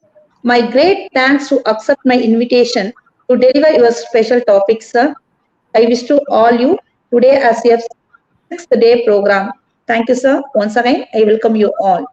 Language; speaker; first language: English; non-native, local second language; Tamil